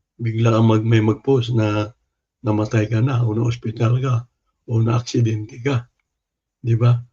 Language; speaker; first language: Filipino; non-native, local second language; Cebuano